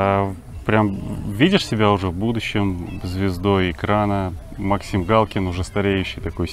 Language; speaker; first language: Russian; native; Russian